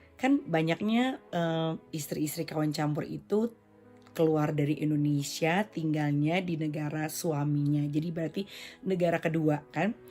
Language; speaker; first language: Indonesian; native; Indonesian